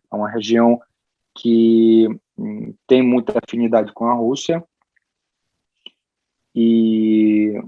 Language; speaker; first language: Portuguese; early bilingual, heritage; Portuguese